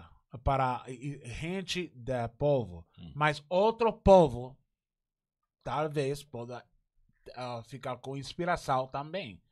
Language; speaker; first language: Portuguese; non-native, learner; Spanish